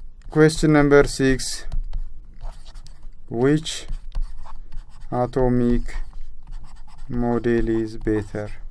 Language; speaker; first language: English; non-native, local second language; Amharic